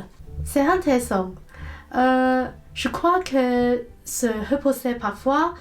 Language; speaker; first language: French; non-native, learner; Cantonese